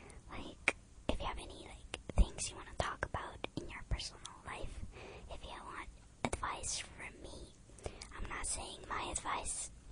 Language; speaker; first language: English; early bilingual, other home language; Japanese